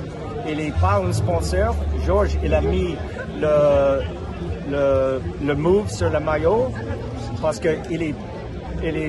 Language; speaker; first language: French; non-native, fluent; English